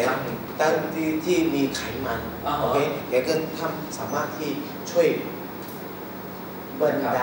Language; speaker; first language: Thai; non-native, learner; Chinese